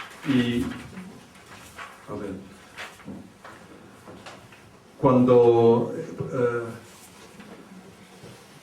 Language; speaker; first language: Spanish; early bilingual, heritage; English